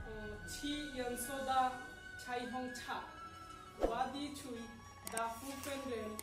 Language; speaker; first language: Chinese; non-native, learner; Bangla